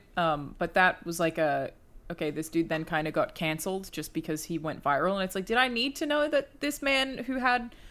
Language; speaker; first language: English; native; English